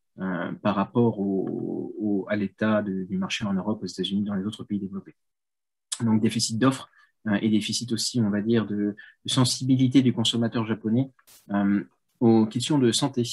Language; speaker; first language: French; native; French